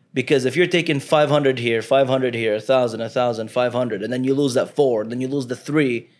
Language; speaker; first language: English; early bilingual, other home language; Arabic